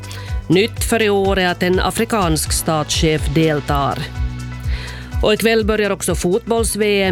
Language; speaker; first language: Swedish; native; Swedish